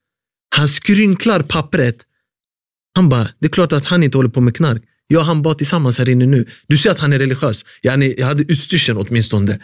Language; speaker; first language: Swedish; early bilingual, other home language; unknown